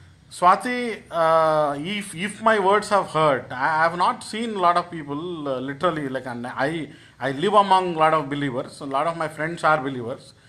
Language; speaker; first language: English; non-native, local second language; Telugu